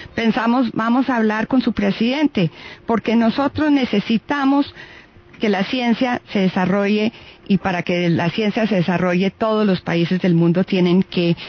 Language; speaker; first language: Spanish; native; Spanish